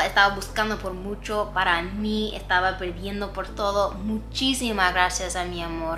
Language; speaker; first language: Spanish; non-native, fluent; English